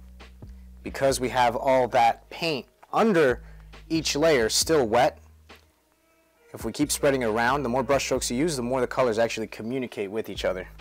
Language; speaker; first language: English; native; English